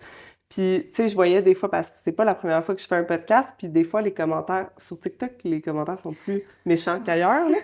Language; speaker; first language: French; native; French